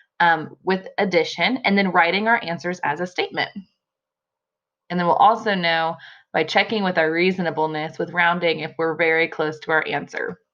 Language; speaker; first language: English; native; English